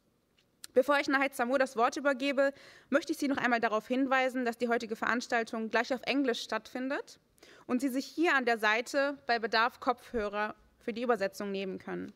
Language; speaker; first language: German; native; German